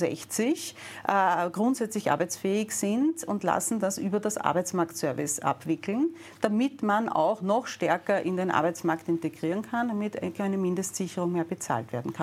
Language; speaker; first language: German; native; German